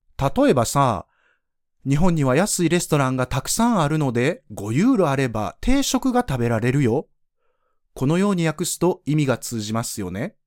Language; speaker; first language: Japanese; native; Japanese